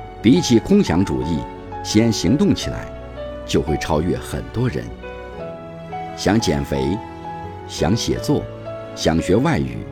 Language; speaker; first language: Chinese; native; Chinese